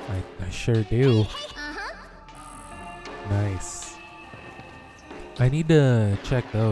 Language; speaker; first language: English; native; English